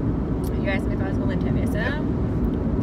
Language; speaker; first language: English; native; English